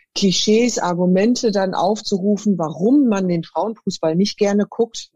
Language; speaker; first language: German; native; German